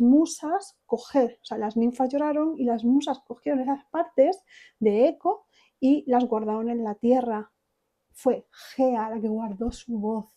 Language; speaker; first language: Spanish; native; Spanish